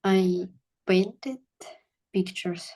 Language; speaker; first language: English; non-native, learner; Russian